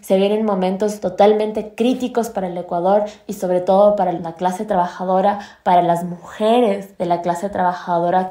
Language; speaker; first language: Spanish; native; Spanish